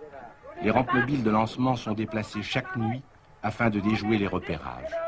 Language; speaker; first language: French; native; French